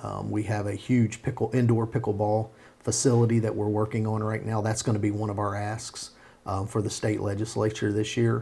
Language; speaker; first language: English; native; English